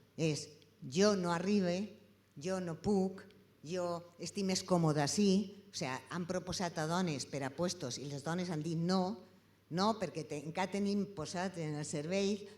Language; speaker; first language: Catalan; native; Catalan